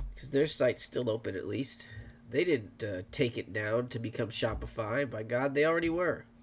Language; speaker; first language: English; native; English